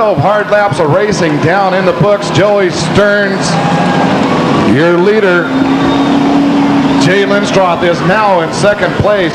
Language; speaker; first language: English; native; English